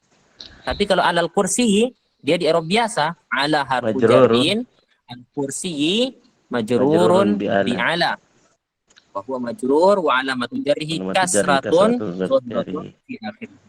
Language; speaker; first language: Arabic; non-native, fluent; Indonesian